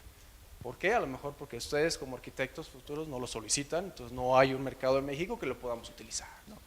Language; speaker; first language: Spanish; native; Spanish